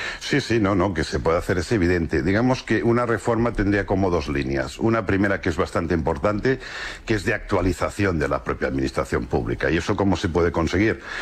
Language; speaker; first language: Spanish; non-native, local second language; Catalan